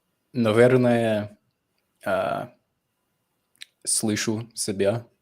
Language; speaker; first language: Russian; non-native, fluent; English